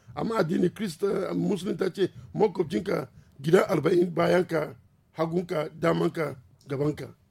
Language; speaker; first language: Hausa; non-native, local second language; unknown